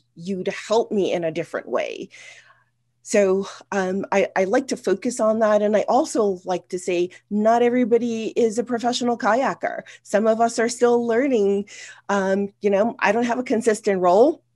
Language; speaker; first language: English; native; English